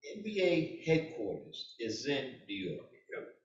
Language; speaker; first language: English; native; English